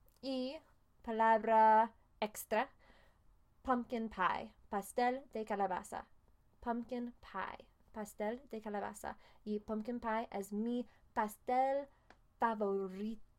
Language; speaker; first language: Spanish; non-native, fluent; English